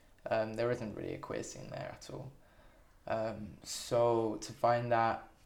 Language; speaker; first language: English; native; English